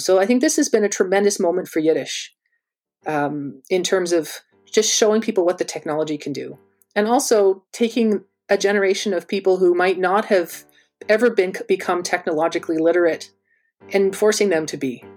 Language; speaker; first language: English; native; English